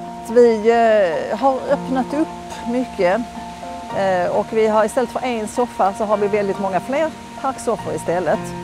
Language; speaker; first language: Swedish; native; Swedish